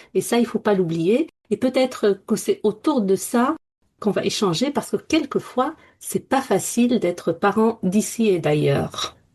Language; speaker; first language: French; non-native, local second language; Arabic